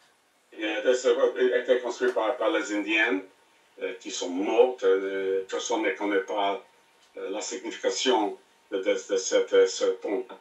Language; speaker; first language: French; non-native, learner; English